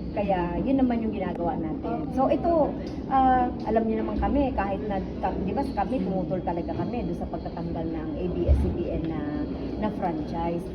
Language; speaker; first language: Filipino; native; Filipino